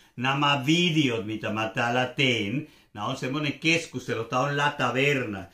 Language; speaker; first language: Finnish; non-native, fluent; Spanish